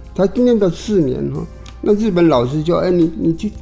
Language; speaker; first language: Chinese; non-native, local second language; Hakka Chinese